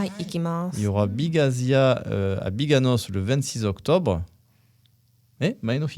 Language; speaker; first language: French; native; French